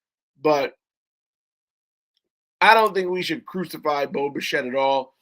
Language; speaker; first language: English; native; English